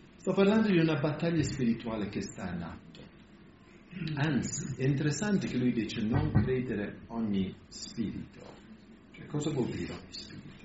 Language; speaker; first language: Italian; non-native, fluent; English